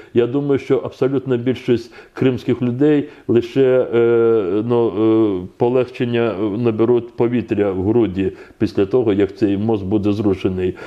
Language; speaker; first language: Ukrainian; non-native, local second language; Crimean Tatar